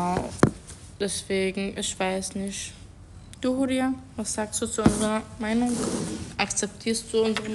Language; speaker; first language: German; non-native, learner; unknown